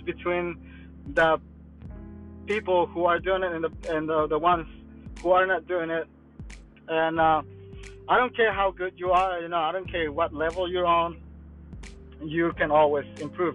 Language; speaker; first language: English; non-native, fluent; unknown